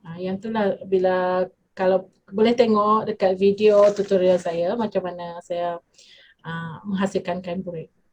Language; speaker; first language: Malay; non-native, local second language; Iban